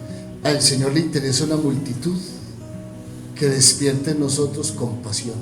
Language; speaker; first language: Spanish; native; Spanish